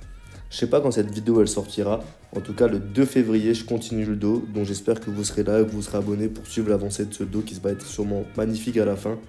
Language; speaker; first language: French; native; French